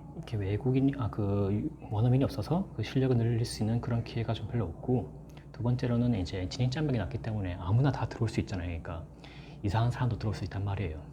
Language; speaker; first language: Korean; native; Korean